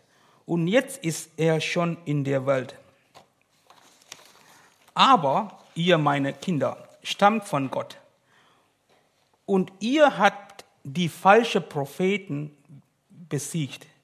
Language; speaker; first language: German; non-native, learner; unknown